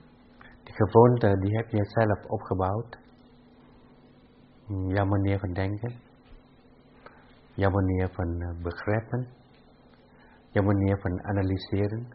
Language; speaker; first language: Dutch; non-native, fluent; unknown